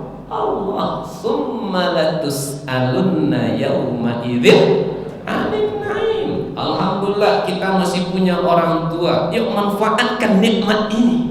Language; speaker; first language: Malay; native; Malay